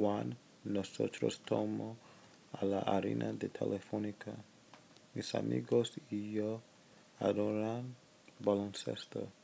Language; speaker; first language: Spanish; non-native, learner; English